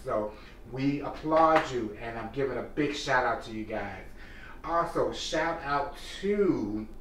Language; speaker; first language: English; native; English